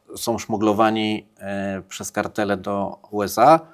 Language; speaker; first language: Polish; native; Polish